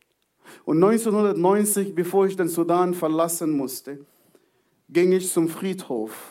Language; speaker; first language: German; non-native, fluent; Arabic